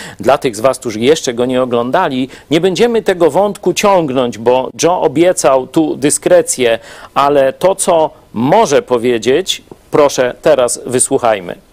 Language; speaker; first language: Polish; native; Polish